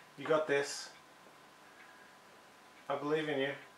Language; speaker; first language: English; native; English